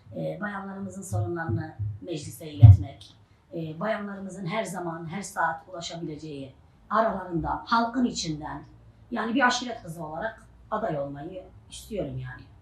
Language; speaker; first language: Turkish; non-native, local second language; Arabic